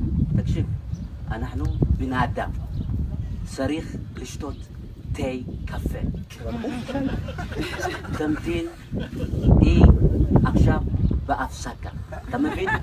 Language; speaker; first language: Hebrew; non-native, learner; Tigrinya